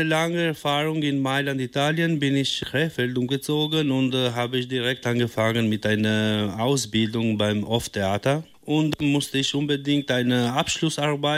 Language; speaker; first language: German; non-native, learner; Albanian